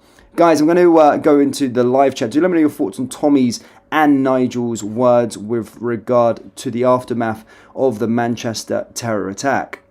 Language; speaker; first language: English; native; English